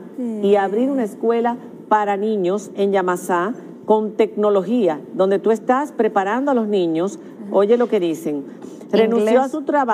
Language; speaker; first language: Spanish; native; Spanish